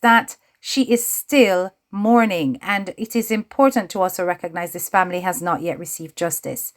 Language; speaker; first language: English; native; English